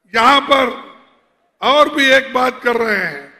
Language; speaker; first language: Hindi; non-native, local second language; Kannada